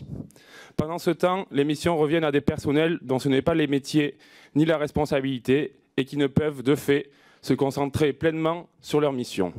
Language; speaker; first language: French; native; French